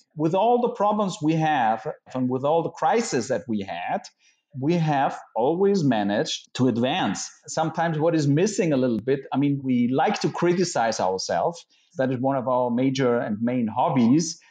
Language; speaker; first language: English; non-native, fluent; German